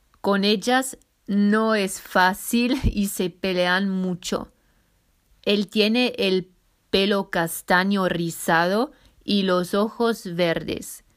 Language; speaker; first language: Spanish; non-native, fluent; German